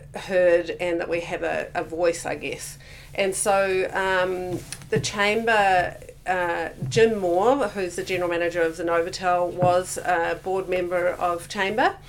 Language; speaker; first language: English; native; English